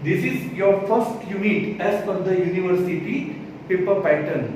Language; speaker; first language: English; non-native, local second language; Gujarati